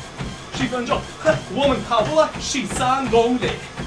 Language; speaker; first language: Chinese; non-native, learner; Russian